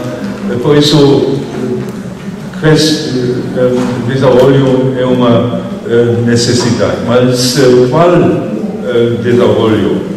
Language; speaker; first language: Portuguese; non-native, fluent; German